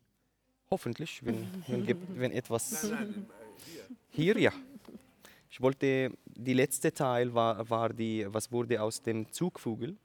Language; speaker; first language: German; non-native, learner; Arabic